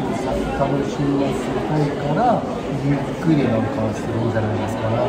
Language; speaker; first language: Japanese; non-native, fluent; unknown